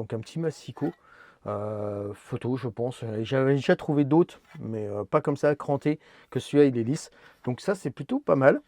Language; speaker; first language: French; native; French